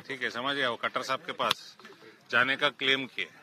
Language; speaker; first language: Hindi; non-native, local second language; Telugu